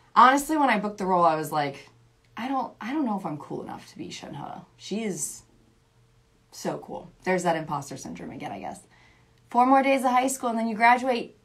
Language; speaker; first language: English; native; English